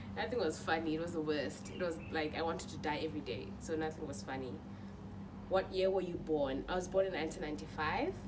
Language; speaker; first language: English; non-native, local second language; Xhosa